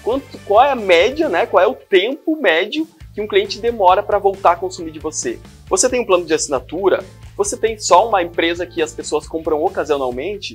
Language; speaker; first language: Portuguese; native; Portuguese